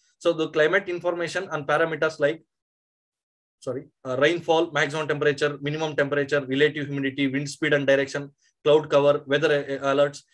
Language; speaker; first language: English; non-native, local second language; Kannada